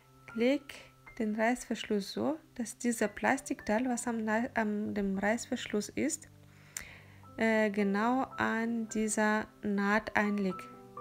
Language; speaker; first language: German; non-native, fluent; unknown